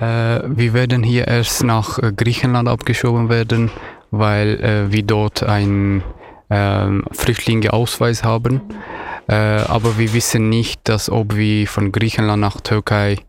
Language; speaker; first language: German; non-native, learner; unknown